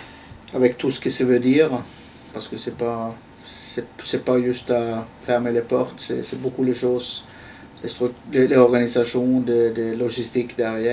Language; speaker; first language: French; non-native, fluent; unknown